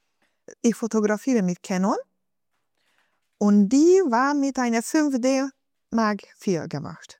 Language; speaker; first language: German; non-native, fluent; Hungarian